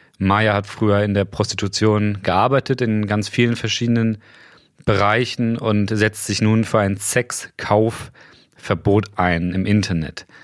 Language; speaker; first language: German; native; German